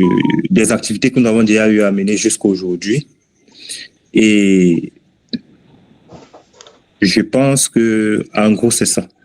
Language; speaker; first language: French; native; French